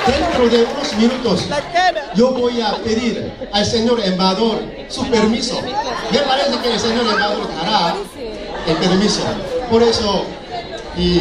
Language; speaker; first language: Spanish; non-native, local second language; Korean